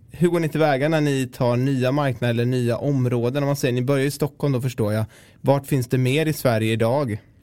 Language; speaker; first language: Swedish; native; Swedish